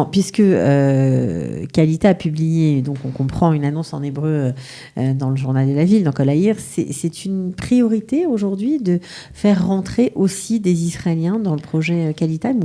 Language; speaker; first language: French; native; French